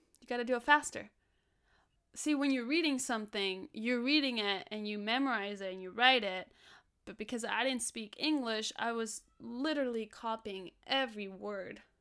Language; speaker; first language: English; early bilingual, other home language; Spanish